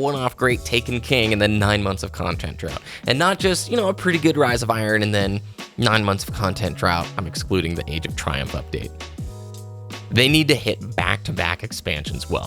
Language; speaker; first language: English; native; English